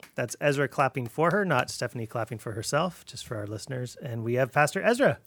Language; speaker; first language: English; native; English